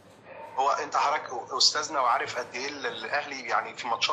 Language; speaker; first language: Arabic; native; Arabic